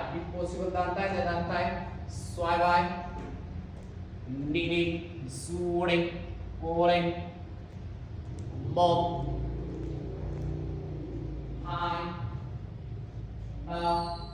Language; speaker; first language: Vietnamese; non-native, learner; Indonesian